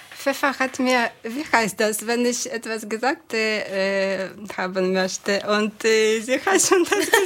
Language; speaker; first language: German; non-native, fluent; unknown